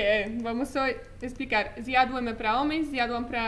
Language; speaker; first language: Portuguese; non-native, fluent; Polish